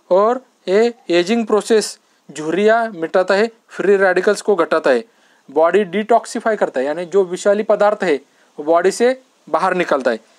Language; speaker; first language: Hindi; non-native, local second language; Marathi